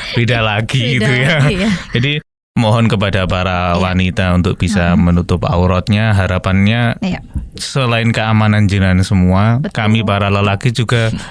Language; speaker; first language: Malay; non-native, local second language; Javanese